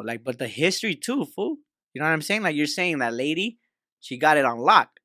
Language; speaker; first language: English; early bilingual, other home language; Spanish